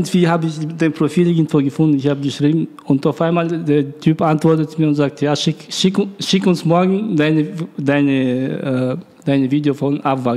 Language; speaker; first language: German; non-native, learner; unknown